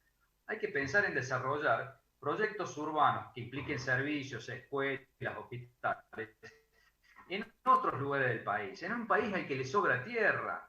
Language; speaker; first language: Spanish; native; Spanish